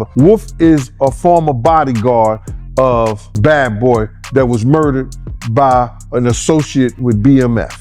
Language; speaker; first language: English; native; English